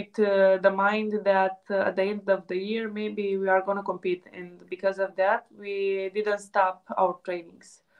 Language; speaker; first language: English; non-native, fluent; Romanian